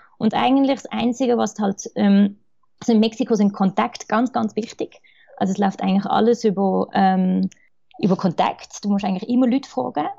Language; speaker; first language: German; early bilingual, other home language; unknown